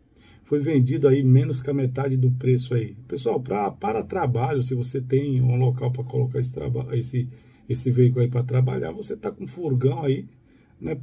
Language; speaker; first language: Portuguese; native; Portuguese